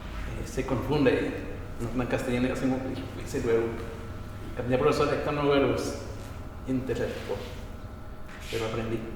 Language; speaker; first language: Spanish; non-native, local second language; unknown